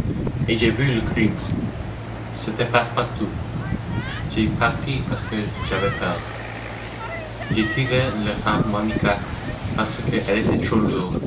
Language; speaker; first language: French; non-native, learner; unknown